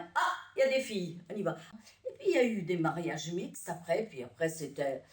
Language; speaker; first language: French; early bilingual, other home language; Polish